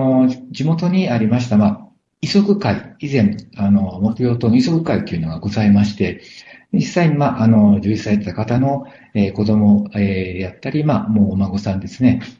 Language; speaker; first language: Japanese; native; Japanese